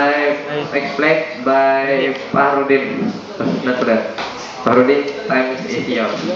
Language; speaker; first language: English; non-native, learner; Indonesian